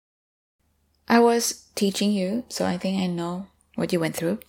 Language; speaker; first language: English; non-native, fluent; Thai